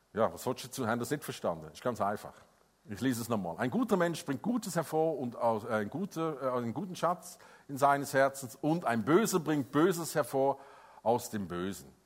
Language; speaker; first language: German; non-native, fluent; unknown